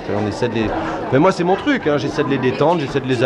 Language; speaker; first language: French; native; French